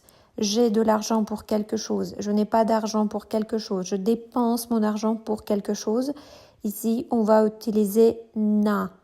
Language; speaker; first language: French; non-native, fluent; Russian